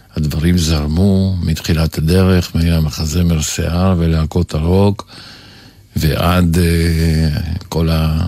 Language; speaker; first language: Hebrew; early bilingual, other home language; Polish